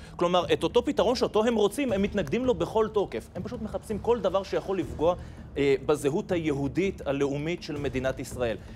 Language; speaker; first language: Hebrew; native; Hebrew